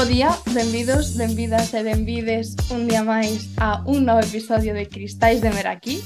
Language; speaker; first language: Galician; non-native, local second language; Spanish